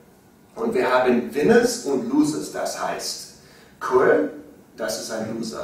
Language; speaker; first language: German; non-native, learner; English